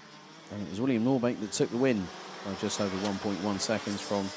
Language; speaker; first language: English; non-native, fluent; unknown